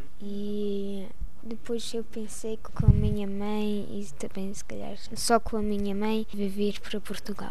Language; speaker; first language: Portuguese; early bilingual, heritage; Portuguese